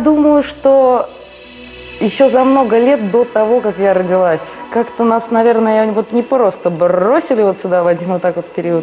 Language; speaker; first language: Russian; native; Russian